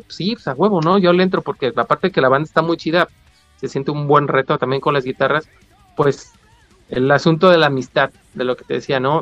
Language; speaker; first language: Spanish; native; Spanish